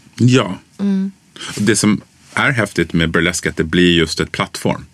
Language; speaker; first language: Swedish; early bilingual, other home language; English